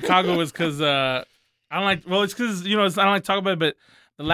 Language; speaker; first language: English; native; English